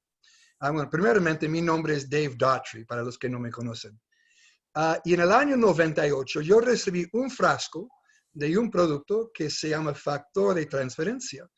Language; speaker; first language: Spanish; non-native, fluent; English